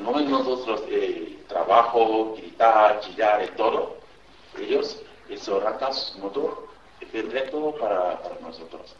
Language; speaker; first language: Spanish; non-native, learner; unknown